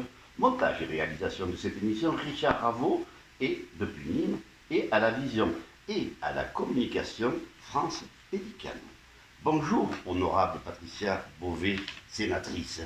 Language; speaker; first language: French; native; French